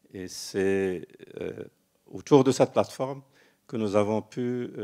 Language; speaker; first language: French; non-native, local second language; Arabic